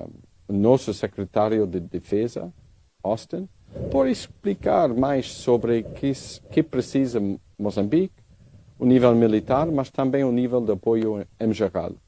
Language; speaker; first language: Portuguese; non-native, learner; English